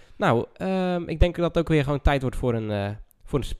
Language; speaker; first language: Dutch; native; Dutch